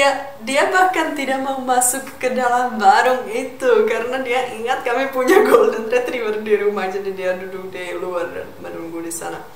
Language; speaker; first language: Indonesian; non-native, fluent; Czech